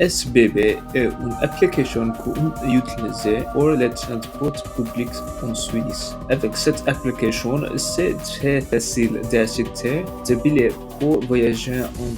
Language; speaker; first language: French; non-native, learner; English